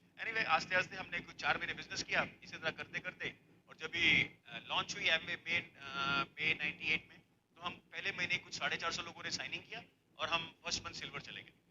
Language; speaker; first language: Hindi; native; Hindi